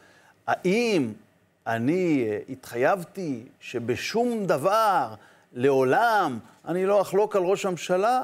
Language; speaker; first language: Hebrew; native; Hebrew